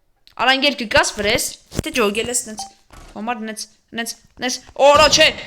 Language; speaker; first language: Armenian; native; Armenian